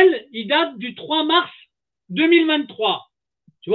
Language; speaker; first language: French; native; French